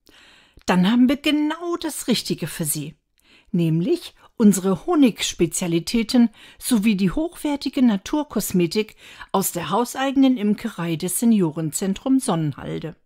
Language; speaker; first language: German; native; German